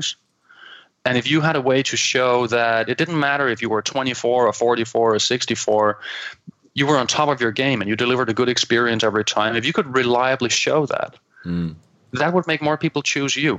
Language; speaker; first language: English; non-native, fluent; Danish